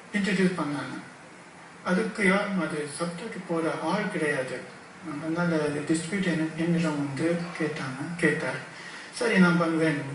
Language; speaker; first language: Tamil; non-native, fluent; Japanese